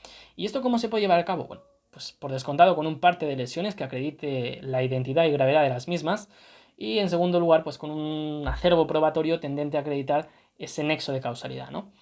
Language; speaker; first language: Spanish; native; Spanish